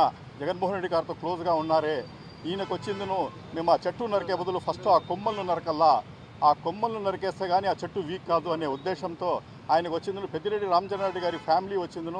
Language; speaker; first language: Telugu; native; Telugu